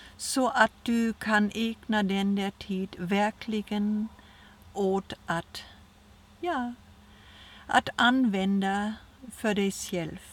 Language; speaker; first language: Swedish; non-native, fluent; German